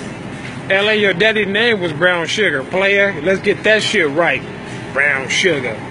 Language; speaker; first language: English; native; English